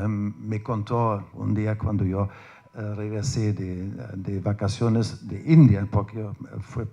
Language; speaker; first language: Spanish; non-native, fluent; German